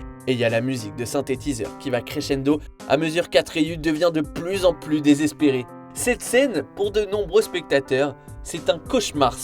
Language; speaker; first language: French; native; French